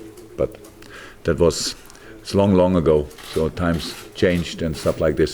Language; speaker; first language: English; non-native, fluent; German